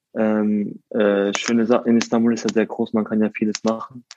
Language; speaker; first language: German; native; German